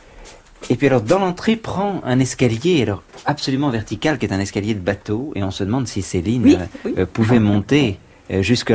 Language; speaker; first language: French; native; French